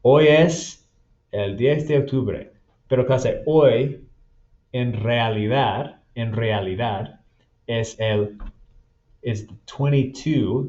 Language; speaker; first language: Spanish; non-native, fluent; English